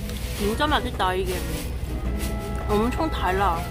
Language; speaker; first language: Korean; non-native, learner; Cantonese